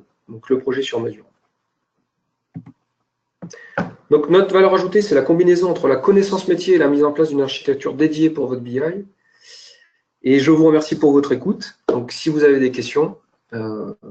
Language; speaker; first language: French; native; French